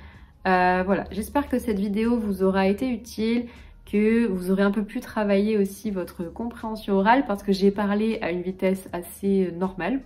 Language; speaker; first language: French; native; French